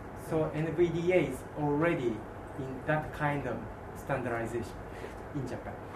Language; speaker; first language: English; non-native, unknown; Japanese